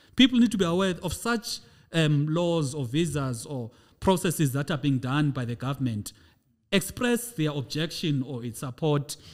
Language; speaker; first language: English; non-native, local second language; Xhosa